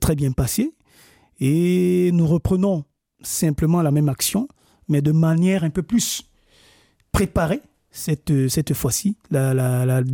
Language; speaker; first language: French; non-native, local second language; Basaa